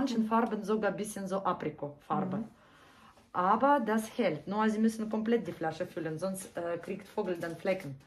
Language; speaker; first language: German; non-native, fluent; Russian